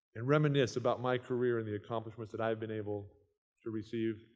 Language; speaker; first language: English; native; English